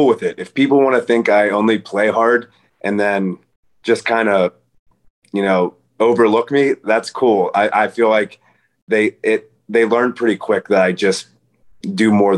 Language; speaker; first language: English; native; English